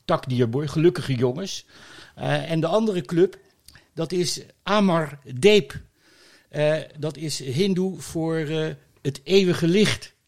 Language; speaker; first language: Dutch; native; Dutch